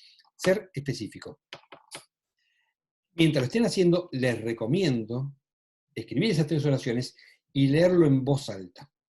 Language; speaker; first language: Spanish; native; Spanish